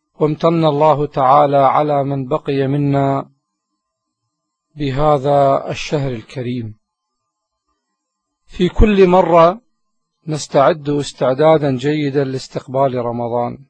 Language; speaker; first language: Arabic; native; Arabic